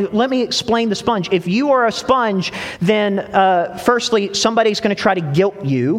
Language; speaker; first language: English; native; English